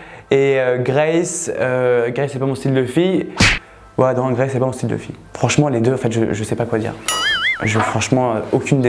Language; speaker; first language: French; native; French